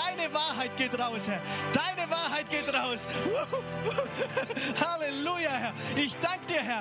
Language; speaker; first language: German; native; German